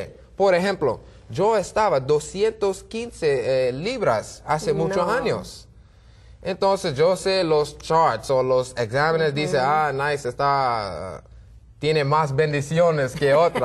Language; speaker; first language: Spanish; non-native, learner; English